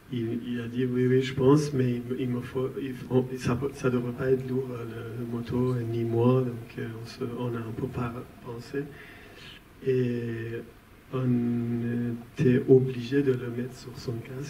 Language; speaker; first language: French; non-native, fluent; Persian